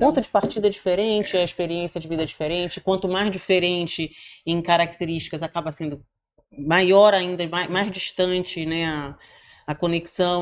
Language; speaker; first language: Portuguese; native; Portuguese